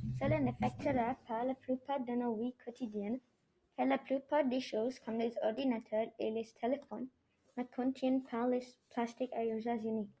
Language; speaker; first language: French; non-native, learner; English